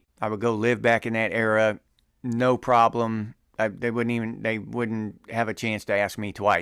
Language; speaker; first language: English; native; English